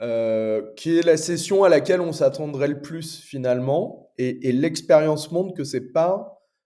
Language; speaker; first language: French; native; French